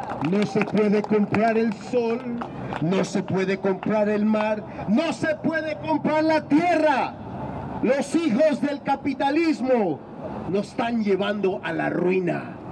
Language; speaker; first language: Spanish; native; Spanish